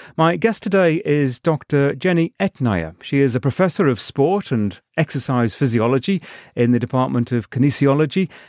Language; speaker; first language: English; native; English